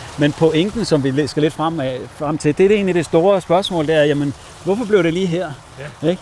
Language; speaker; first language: Danish; native; Danish